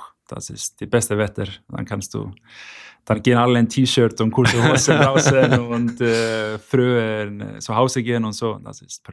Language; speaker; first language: German; non-native, learner; Icelandic